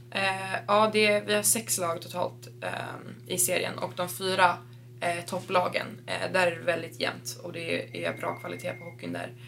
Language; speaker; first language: Swedish; native; Swedish